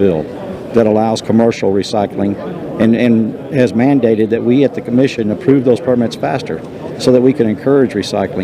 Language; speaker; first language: English; native; English